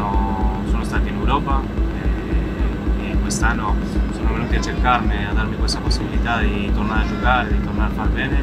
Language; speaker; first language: Italian; non-native, fluent; Spanish